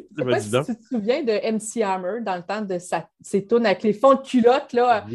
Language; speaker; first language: French; native; French